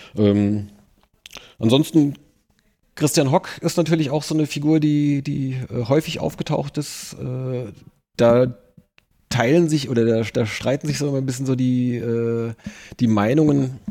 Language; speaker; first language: German; native; German